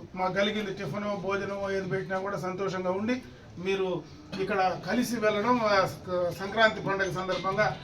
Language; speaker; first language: Telugu; native; Telugu